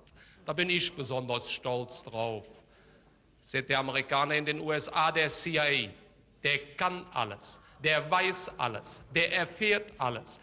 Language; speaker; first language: German; native; German